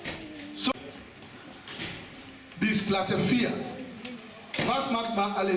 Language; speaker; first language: German; non-native, fluent; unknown